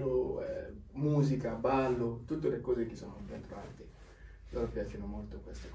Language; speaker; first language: Italian; non-native, learner; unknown